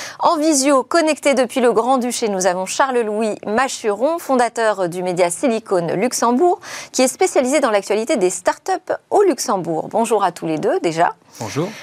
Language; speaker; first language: French; native; French